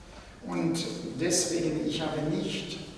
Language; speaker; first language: German; non-native, fluent; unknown